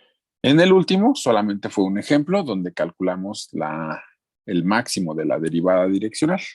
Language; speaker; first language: Spanish; native; Spanish